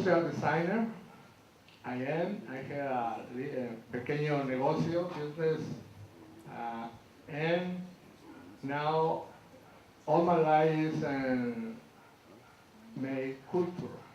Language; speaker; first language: English; non-native, local second language; Spanish